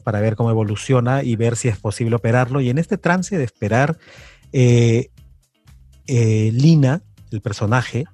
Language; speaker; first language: Spanish; native; Spanish